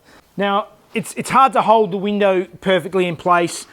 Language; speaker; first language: English; native; English